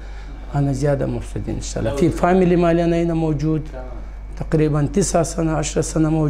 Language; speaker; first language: Arabic; non-native, learner; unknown